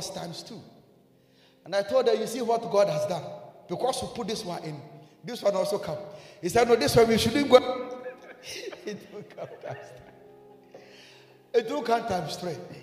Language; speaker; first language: English; non-native, local second language; Akan